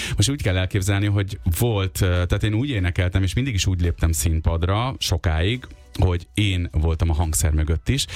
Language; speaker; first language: Hungarian; early bilingual, other home language; Urdu